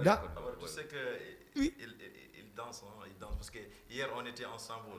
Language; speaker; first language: French; non-native, fluent; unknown